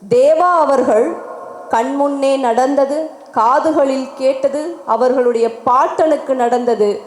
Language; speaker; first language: Tamil; native; Tamil